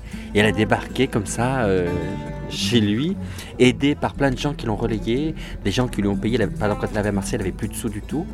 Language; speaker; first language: French; early bilingual, other home language; Arabic